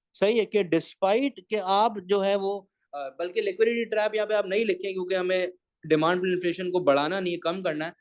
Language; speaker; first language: Urdu; native; Urdu